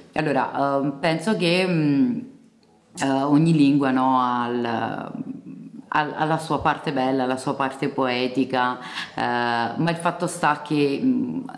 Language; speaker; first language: Italian; early bilingual, other home language; Serbian